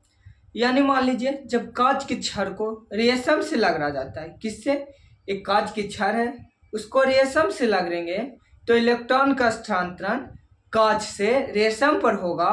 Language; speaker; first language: Hindi; native; Hindi